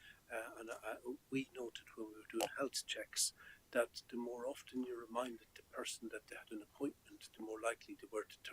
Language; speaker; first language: English; native; English